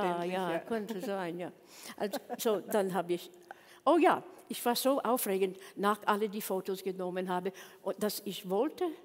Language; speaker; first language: German; non-native, learner; English